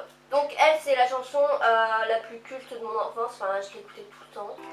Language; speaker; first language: French; native; French